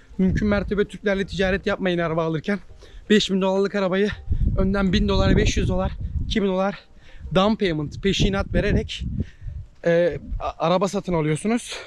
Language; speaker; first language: Turkish; native; Turkish